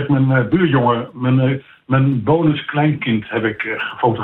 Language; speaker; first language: Dutch; native; Dutch